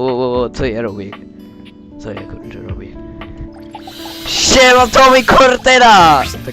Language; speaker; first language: Polish; early bilingual, heritage; Polish